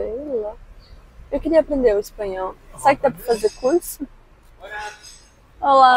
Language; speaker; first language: Portuguese; native; Portuguese